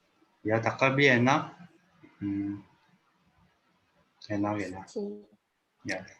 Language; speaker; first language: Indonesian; non-native, learner; Korean